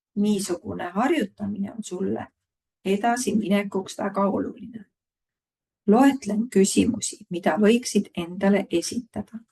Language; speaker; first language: Estonian; native; Estonian